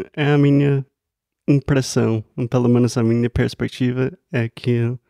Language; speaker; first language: Portuguese; non-native, fluent; English